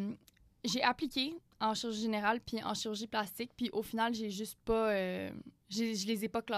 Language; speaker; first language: French; native; French